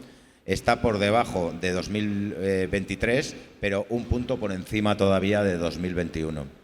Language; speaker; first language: Spanish; native; Spanish